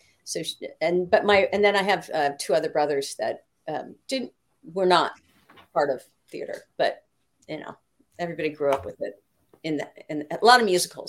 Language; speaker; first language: English; native; English